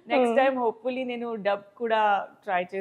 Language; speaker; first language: Telugu; non-native, local second language; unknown